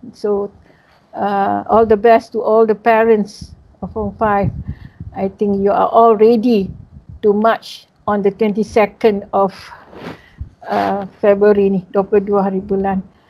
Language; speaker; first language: English; non-native, local second language; Malay